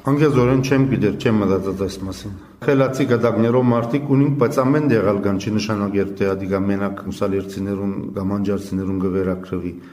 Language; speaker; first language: Armenian; native; Armenian